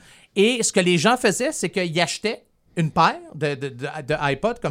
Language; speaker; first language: French; native; French